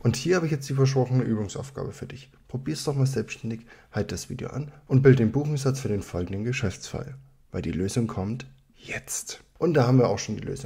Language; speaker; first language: German; native; German